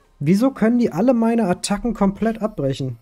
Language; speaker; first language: German; native; German